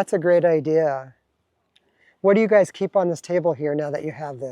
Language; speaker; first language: English; native; English